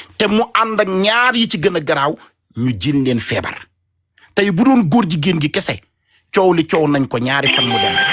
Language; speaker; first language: Wolof; native; Wolof